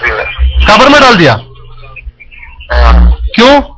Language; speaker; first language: Hindi; non-native, local second language; Malayalam